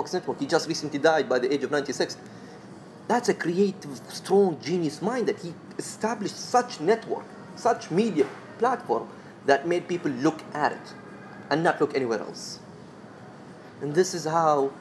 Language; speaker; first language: English; non-native, fluent; Arabic